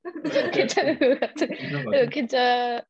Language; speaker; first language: Korean; early bilingual, heritage; Japanese